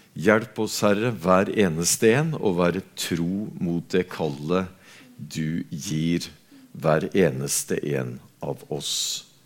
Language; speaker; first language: Norwegian; native; Norwegian